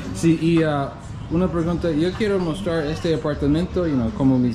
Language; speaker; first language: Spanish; non-native, learner; English